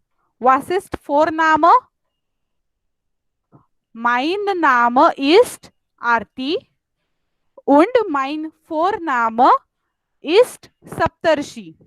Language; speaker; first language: German; non-native, fluent; Marathi